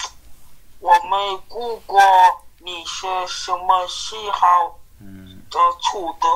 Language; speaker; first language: Chinese; non-native, learner; Mongolian